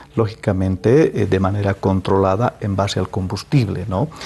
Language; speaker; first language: Spanish; native; Spanish